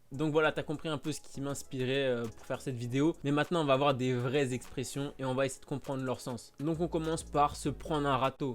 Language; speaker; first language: French; native; French